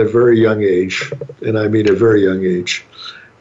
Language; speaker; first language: English; native; English